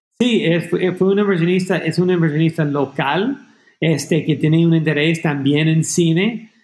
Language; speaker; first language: Spanish; non-native, fluent; English